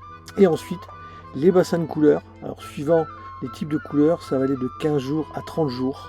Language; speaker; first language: French; native; French